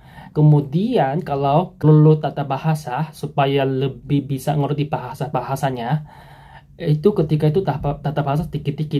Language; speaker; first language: Indonesian; non-native, fluent; Korean